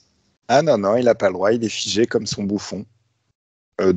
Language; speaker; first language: French; native; French